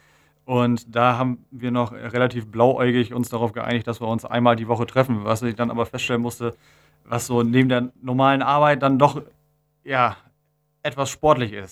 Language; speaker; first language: German; native; German